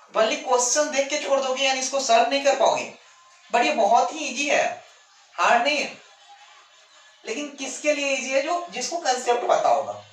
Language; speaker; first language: Hindi; native; Hindi